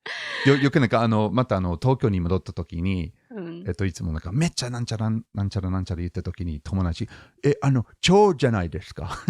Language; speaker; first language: Japanese; non-native, fluent; English